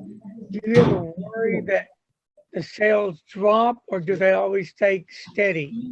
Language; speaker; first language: English; native; English